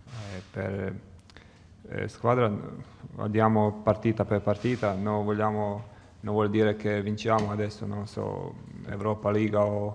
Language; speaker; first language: Italian; non-native, learner; Croatian